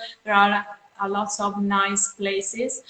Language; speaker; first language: English; non-native, fluent; Italian